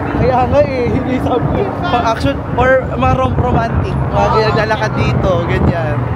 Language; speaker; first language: Filipino; native; Filipino